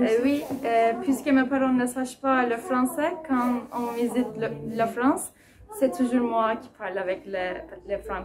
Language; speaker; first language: French; non-native, learner; Turkish